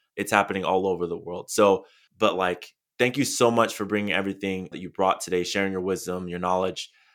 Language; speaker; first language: English; native; English